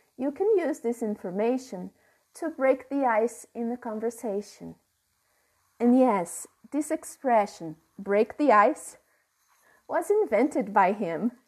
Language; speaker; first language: English; non-native, fluent; Portuguese